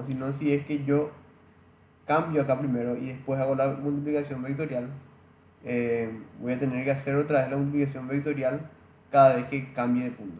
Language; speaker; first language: Spanish; native; Spanish